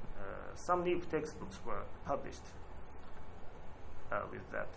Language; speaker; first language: English; non-native, learner; Japanese